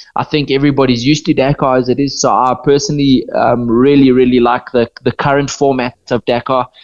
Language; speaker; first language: English; native; English